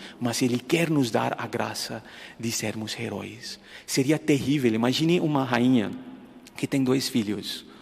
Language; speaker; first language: Portuguese; non-native, fluent; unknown